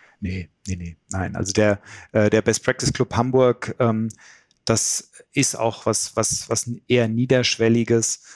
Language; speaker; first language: German; native; German